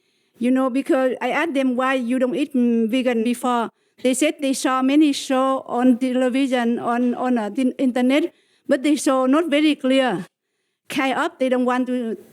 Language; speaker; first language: English; non-native, learner; Vietnamese